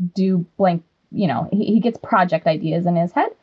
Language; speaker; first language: English; native; English